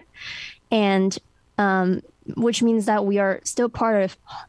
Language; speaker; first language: English; non-native, local second language; Cantonese